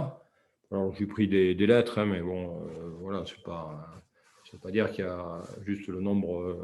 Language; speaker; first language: French; native; French